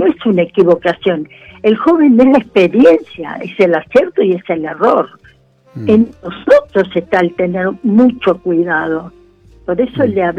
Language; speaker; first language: Spanish; native; Spanish